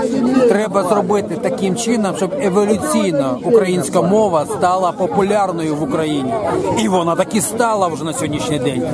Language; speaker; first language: Ukrainian; non-native, local second language; Russian